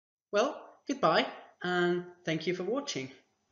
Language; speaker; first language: English; non-native, fluent; French